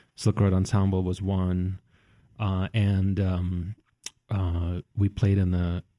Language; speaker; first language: English; early bilingual, other home language; Russian